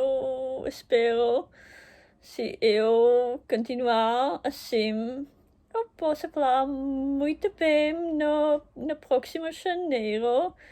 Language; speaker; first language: Portuguese; non-native, learner; German